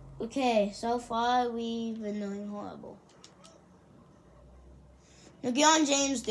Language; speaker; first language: English; native; English